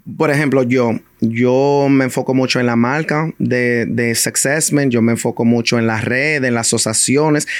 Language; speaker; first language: Spanish; early bilingual, heritage; Spanish